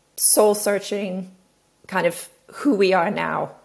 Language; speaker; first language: English; native; English